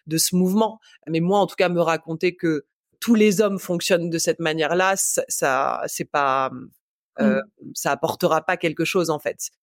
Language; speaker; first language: French; native; French